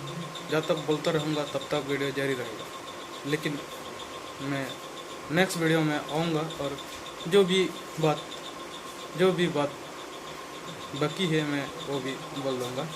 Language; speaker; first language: Hindi; non-native, local second language; Santali